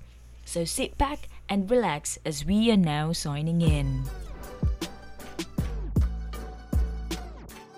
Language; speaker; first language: English; non-native, local second language; Filipino